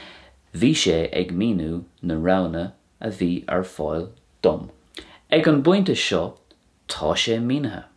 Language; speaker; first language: Irish; non-native, local second language; English